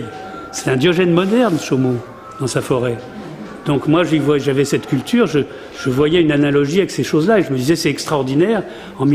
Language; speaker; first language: French; native; French